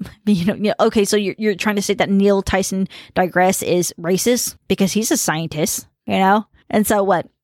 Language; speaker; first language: English; early bilingual, other home language; Khmer